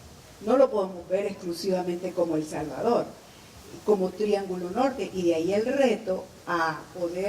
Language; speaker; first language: Spanish; native; Spanish